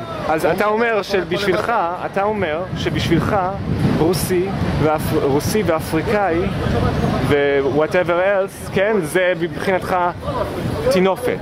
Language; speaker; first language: Hebrew; non-native, fluent; English